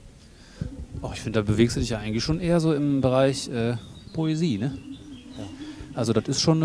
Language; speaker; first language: German; native; German